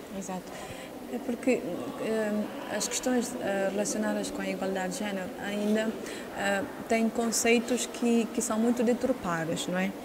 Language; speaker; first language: Portuguese; non-native, local second language; Kabuverdianu